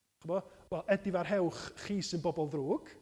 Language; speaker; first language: Welsh; native; Welsh